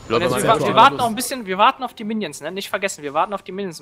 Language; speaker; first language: German; native; German